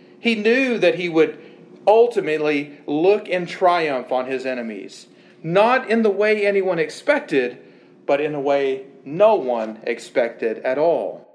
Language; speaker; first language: English; native; English